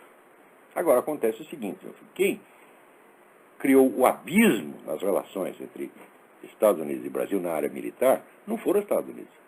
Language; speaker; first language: Portuguese; native; Portuguese